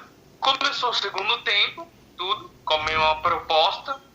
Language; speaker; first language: Portuguese; native; Portuguese